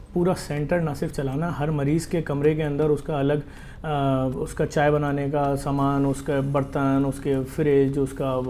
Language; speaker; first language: Urdu; native; Urdu